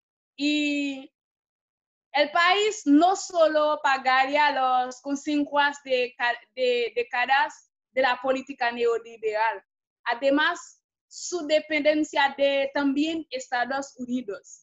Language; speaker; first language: Spanish; non-native, fluent; Haitian Creole